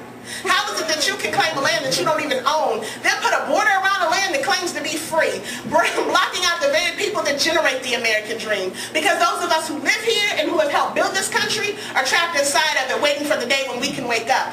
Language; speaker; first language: English; native; English